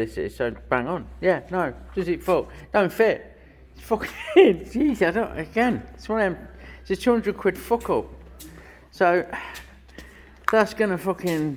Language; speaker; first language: English; native; English